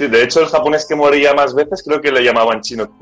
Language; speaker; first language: Spanish; native; Spanish